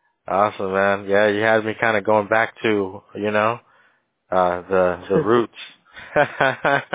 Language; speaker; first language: English; early bilingual, other home language; Spanish